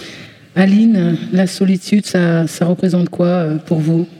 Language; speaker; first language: French; native; French